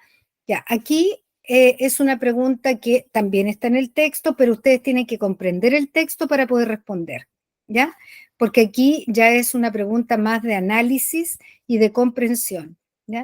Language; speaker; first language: Spanish; native; Spanish